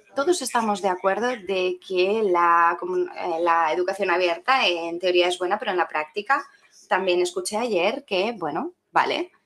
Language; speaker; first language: Spanish; non-native, fluent; French